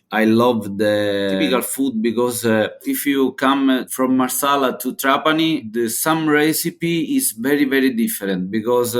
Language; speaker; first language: English; non-native, learner; Italian